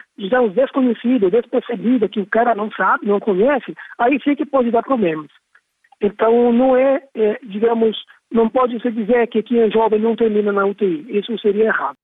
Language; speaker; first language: Portuguese; non-native, fluent; Italian